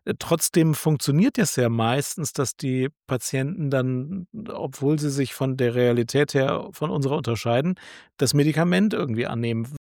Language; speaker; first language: German; native; German